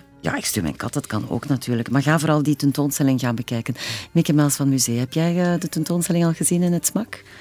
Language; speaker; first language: Dutch; native; Dutch